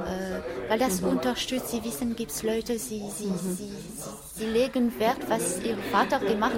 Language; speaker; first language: German; non-native, fluent; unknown